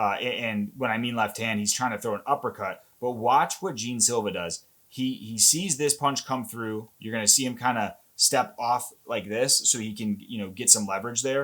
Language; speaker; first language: English; native; English